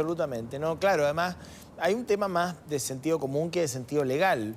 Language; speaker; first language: Spanish; native; Spanish